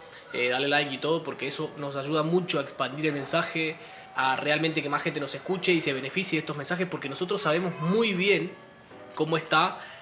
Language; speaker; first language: Spanish; native; Spanish